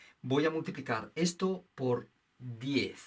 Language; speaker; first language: Spanish; native; Spanish